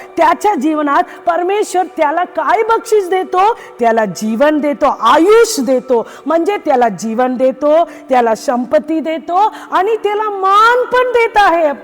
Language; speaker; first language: Marathi; non-native, local second language; Tamil